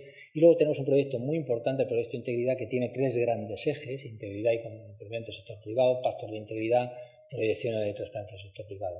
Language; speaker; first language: Spanish; native; Spanish